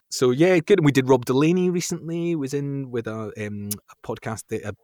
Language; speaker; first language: English; native; English